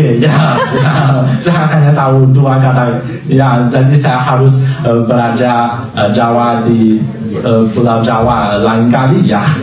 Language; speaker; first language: Indonesian; non-native, learner; Chinese